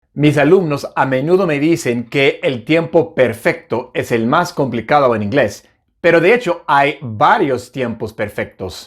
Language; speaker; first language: Spanish; non-native, fluent; English